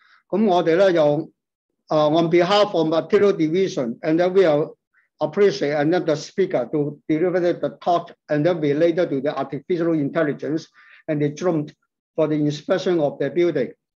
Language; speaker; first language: English; non-native, local second language; Cantonese